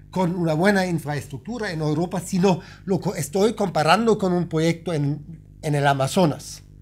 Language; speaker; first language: Spanish; non-native, fluent; German